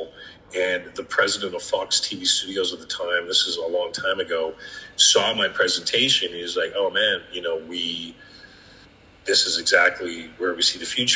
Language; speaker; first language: English; native; English